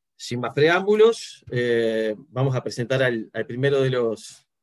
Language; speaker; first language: Spanish; native; Spanish